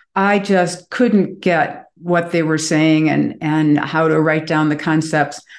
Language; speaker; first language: English; native; English